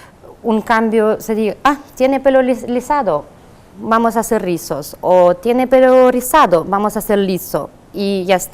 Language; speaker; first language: Spanish; non-native, fluent; Russian